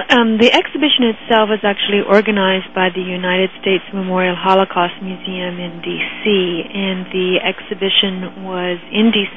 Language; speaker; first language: English; native; English